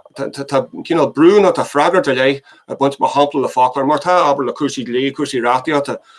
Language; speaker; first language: Irish; native; Irish